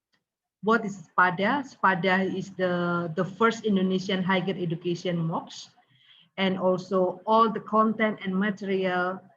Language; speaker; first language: English; non-native, learner; Indonesian